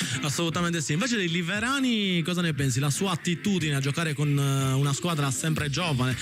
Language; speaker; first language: Italian; native; Italian